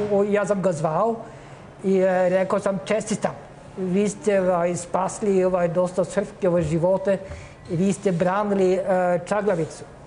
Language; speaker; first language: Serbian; non-native, fluent; Norwegian